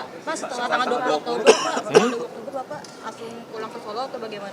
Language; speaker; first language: Indonesian; native; Indonesian